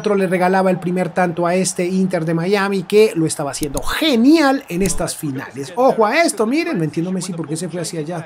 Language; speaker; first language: Spanish; native; Spanish